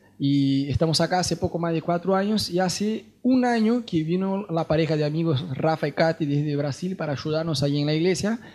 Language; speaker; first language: Spanish; non-native, fluent; Portuguese